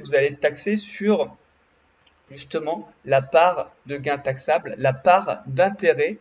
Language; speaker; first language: French; native; French